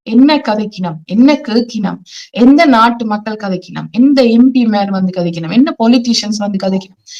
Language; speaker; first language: Tamil; early bilingual, heritage; Tamil